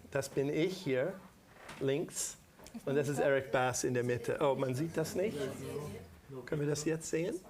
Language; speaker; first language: German; non-native, fluent; English